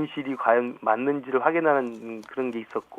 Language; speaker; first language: Korean; native; Korean